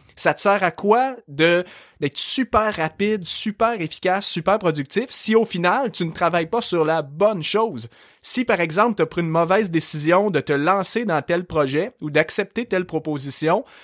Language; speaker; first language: French; native; French